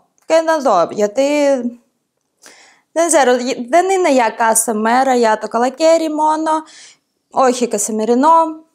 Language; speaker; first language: Greek; non-native, fluent; Ukrainian